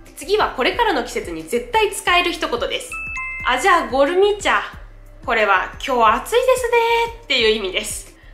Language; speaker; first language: Japanese; native; Japanese